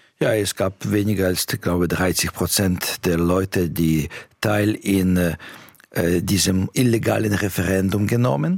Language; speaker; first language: German; non-native, fluent; Russian